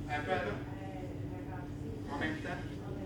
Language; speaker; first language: French; native; French